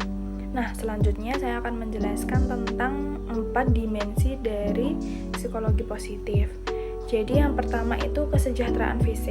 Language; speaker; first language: Indonesian; native; Indonesian